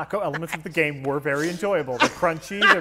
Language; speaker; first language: English; native; English